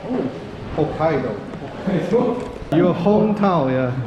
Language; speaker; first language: English; non-native, fluent; Chinese